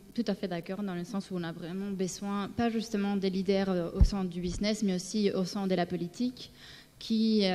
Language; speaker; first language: French; non-native, fluent; Spanish